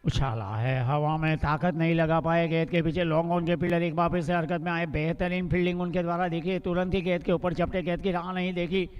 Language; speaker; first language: Hindi; non-native, local second language; Gujarati